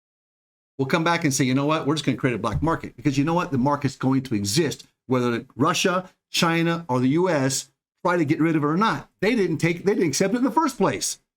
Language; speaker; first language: English; native; English